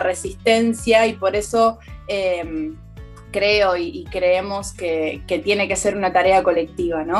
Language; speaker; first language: Spanish; native; Spanish